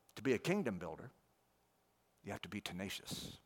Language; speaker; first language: English; native; English